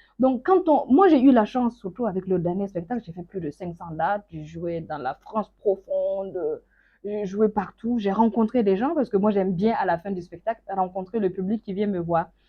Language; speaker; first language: French; non-native, local second language; Mossi